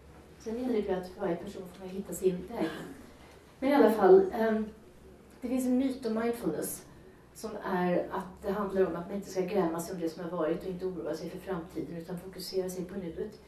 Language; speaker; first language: Swedish; native; Swedish